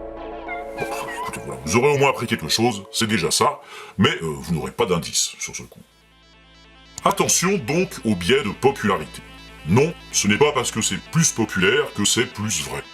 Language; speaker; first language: French; native; French